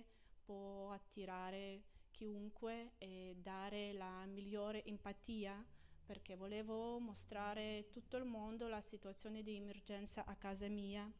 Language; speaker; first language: Italian; non-native, fluent; Ukrainian